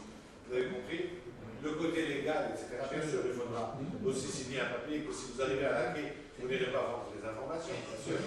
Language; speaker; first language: French; non-native, local second language; Arabic